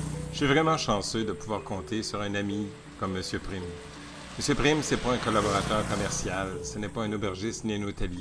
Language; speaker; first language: French; native; French